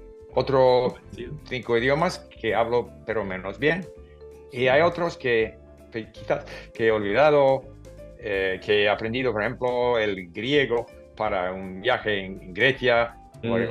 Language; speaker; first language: Spanish; non-native, fluent; English